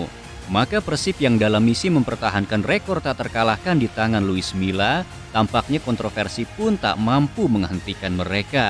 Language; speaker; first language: Indonesian; native; Indonesian